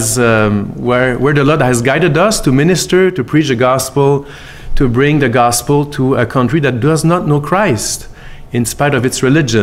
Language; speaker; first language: English; non-native, fluent; French